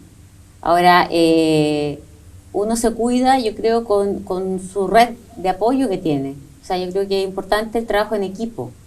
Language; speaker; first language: Spanish; native; Spanish